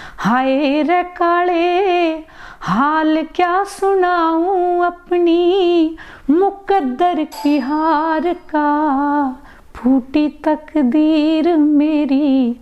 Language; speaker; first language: Hindi; native; Hindi